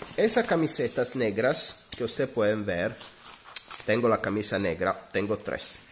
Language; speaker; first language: Spanish; non-native, learner; Italian